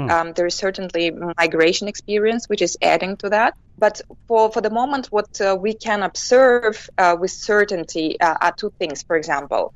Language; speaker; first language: English; non-native, fluent; Kyrgyz